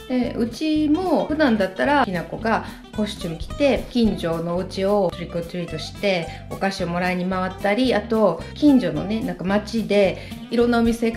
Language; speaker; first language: Japanese; native; Japanese